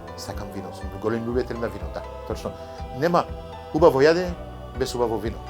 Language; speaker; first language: Macedonian; non-native, fluent; French